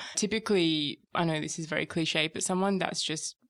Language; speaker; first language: English; native; English